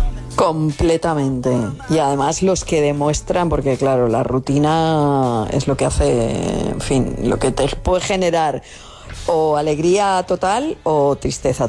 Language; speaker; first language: Spanish; native; Spanish